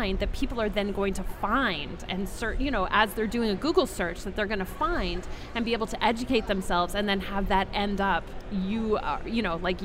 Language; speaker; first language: English; native; English